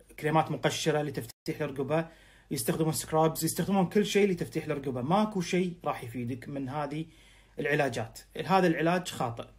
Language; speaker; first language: Arabic; native; Arabic